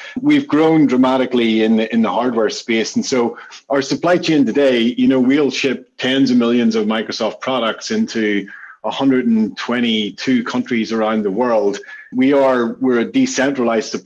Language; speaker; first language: English; native; English